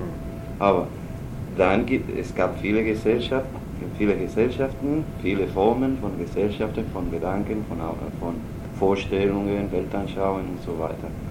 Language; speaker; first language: German; non-native, learner; Spanish